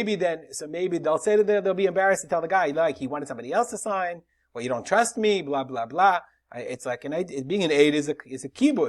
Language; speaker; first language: English; native; English